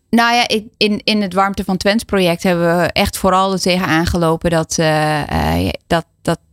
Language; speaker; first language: Dutch; native; Dutch